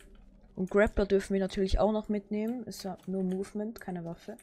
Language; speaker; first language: German; native; German